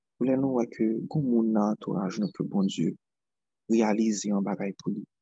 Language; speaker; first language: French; non-native, local second language; Haitian Creole